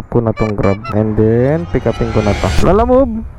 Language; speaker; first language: Filipino; native; Filipino